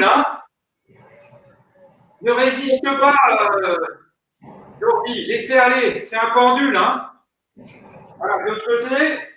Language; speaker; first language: French; native; French